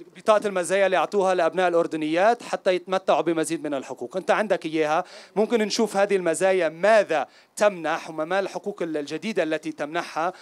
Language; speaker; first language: Arabic; native; Arabic